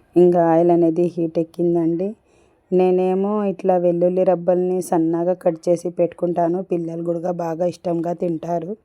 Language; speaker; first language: Telugu; non-native, local second language; Urdu